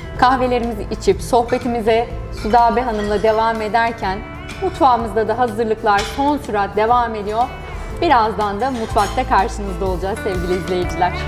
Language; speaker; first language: Turkish; native; Turkish